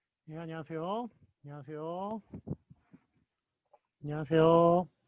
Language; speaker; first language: Korean; native; Korean